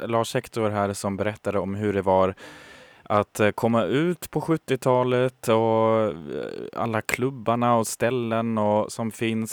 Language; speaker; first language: Swedish; native; Swedish